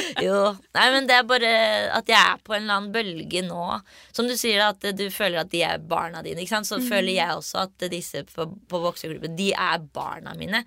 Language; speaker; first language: Norwegian; early bilingual, other home language; Urdu